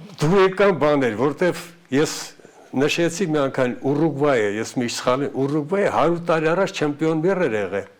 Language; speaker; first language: Armenian; non-native, local second language; Ukrainian